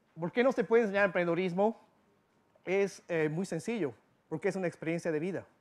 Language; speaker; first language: Spanish; early bilingual, heritage; Spanish